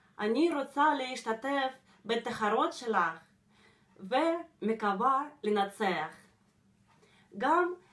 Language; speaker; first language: Hebrew; non-native, learner; Russian